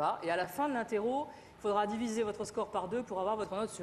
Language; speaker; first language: French; native; French